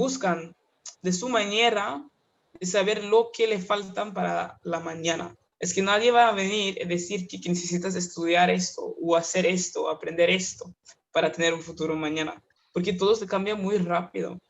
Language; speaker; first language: Spanish; non-native, fluent; Kinyarwanda